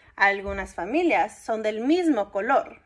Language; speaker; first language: Spanish; early bilingual, heritage; Spanish